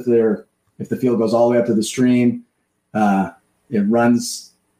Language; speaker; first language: English; native; English